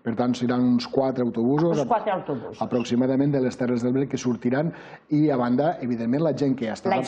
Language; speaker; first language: Catalan; native; Catalan